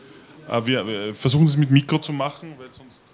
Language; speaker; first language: German; native; German